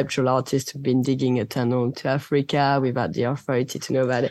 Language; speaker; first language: English; non-native, fluent; French